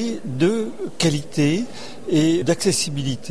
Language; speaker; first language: French; native; French